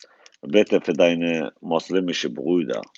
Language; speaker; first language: German; non-native, fluent; Kurdish